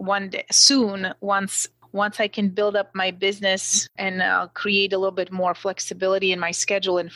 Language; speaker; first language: English; non-native, fluent; Slovak